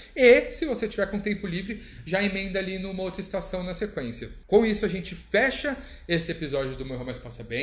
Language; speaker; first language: Portuguese; native; Portuguese